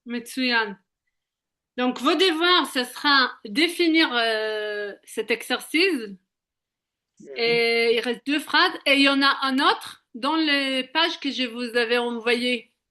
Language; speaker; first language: French; native; French